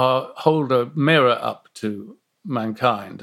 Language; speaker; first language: English; native; English